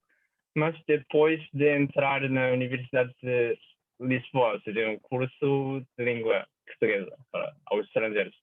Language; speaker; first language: Portuguese; non-native, fluent; Japanese